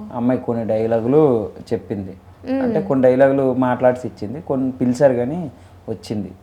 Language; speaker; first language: Telugu; native; Telugu